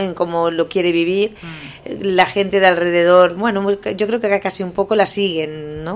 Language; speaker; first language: Spanish; native; Spanish